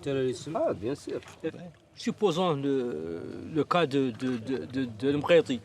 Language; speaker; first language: French; non-native, local second language; Arabic